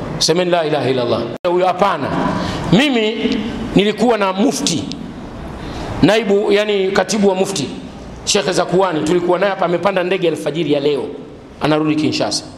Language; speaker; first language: Swahili; native; Swahili